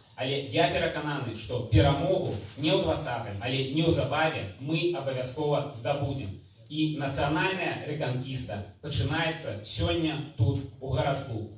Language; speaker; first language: Belarusian; native; Belarusian